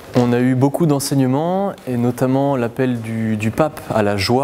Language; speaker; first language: French; native; French